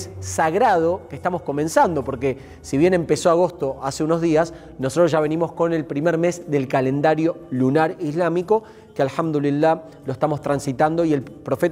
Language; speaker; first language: Spanish; native; Spanish